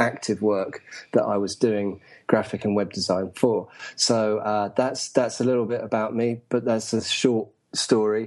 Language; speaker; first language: English; native; English